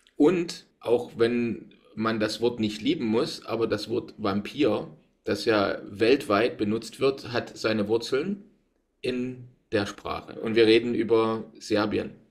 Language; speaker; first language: German; native; German